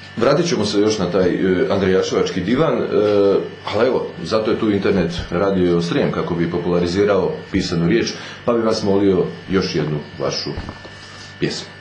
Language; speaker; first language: Croatian; native; Croatian